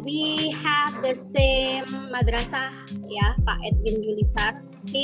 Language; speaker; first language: English; non-native, learner; Indonesian